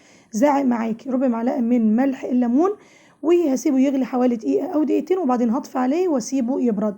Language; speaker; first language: Arabic; native; Arabic